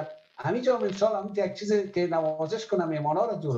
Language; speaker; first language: Persian; native; Persian